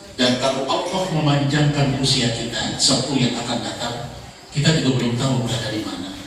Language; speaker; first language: Indonesian; non-native, local second language; Tetum